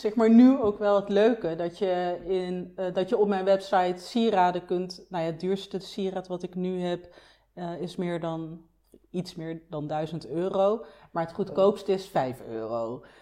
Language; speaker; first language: Dutch; native; Dutch